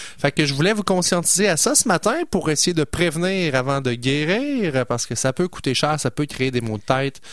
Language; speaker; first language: French; native; French